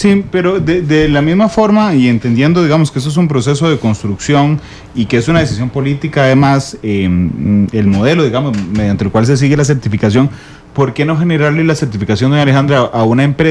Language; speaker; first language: Spanish; native; Spanish